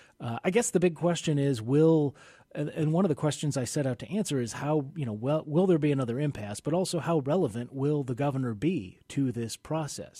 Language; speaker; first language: English; native; English